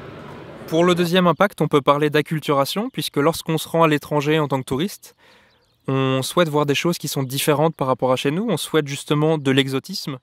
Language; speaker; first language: French; native; French